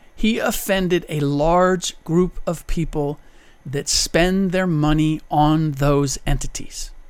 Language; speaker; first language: English; early bilingual, other home language; German